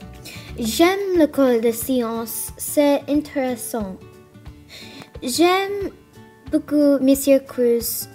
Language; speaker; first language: French; non-native, learner; English